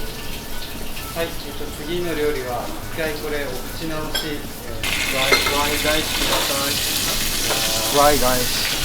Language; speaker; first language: Japanese; non-native, fluent; Italian